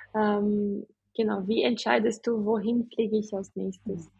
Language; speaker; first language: German; non-native, fluent; Portuguese